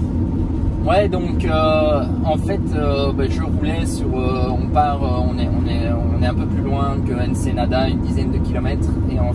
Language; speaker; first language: French; native; French